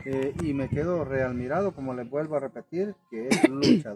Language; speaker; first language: Spanish; native; Spanish